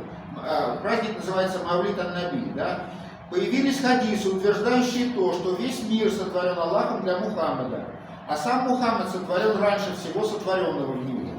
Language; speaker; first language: Russian; native; Russian